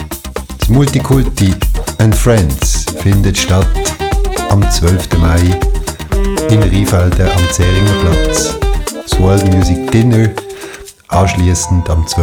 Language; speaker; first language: German; native; German